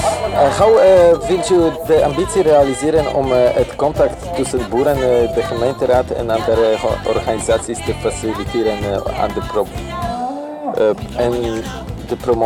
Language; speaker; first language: Dutch; non-native, learner; Polish